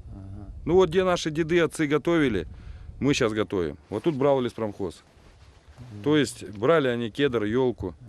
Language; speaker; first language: Russian; native; Russian